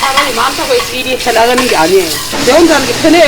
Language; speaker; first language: Korean; native; Korean